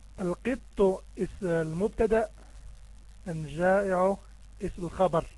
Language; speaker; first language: Arabic; non-native, learner; Dutch